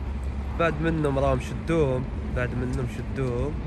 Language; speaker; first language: Arabic; native; Arabic